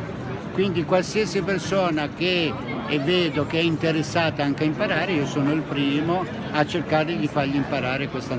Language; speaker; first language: Italian; native; Italian